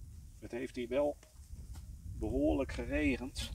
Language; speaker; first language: Dutch; native; Dutch